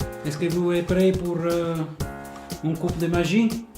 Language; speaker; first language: French; non-native, fluent; Italian